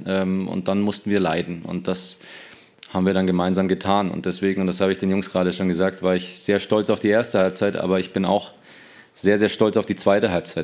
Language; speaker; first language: German; native; German